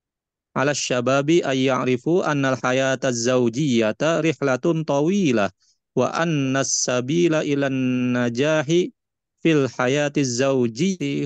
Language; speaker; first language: Arabic; non-native, learner; Indonesian